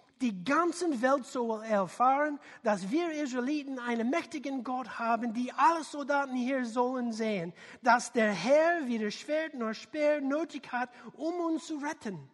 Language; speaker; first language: German; non-native, learner; English